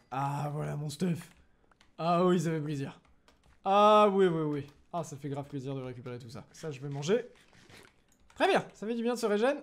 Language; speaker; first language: French; native; French